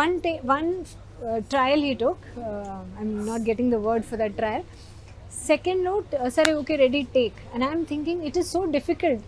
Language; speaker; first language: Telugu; non-native, learner; Hindi